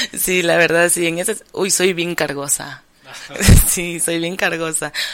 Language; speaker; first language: Spanish; native; Spanish